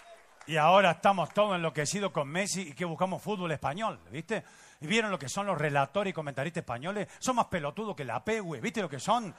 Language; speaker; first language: Spanish; native; Spanish